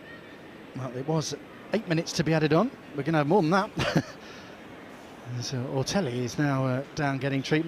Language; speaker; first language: English; native; English